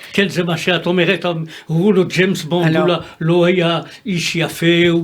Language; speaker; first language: Hebrew; non-native, fluent; French